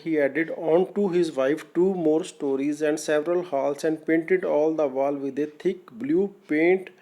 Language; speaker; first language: English; non-native, local second language; Punjabi